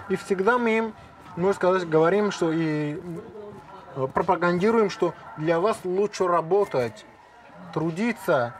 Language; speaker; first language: Russian; non-native, local second language; Tajik